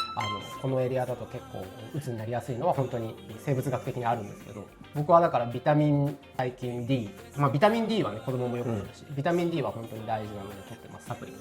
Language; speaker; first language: Japanese; native; Japanese